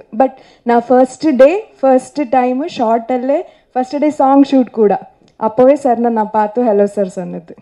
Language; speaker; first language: Tamil; non-native, learner; Kannada